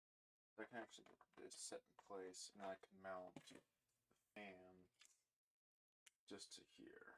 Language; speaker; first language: English; native; English